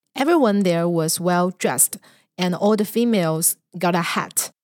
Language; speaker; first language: English; non-native, fluent; Chinese